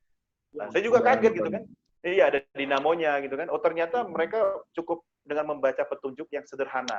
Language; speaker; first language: Indonesian; native; Indonesian